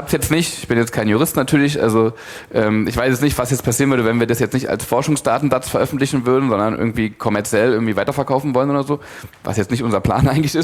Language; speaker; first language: German; native; German